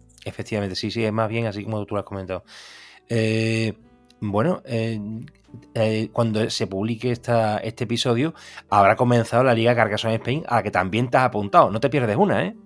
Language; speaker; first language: Spanish; native; Spanish